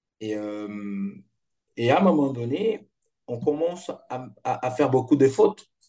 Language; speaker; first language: French; non-native, fluent; Portuguese